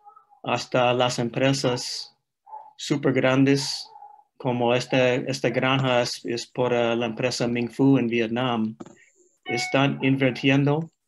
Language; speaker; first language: Spanish; non-native, fluent; English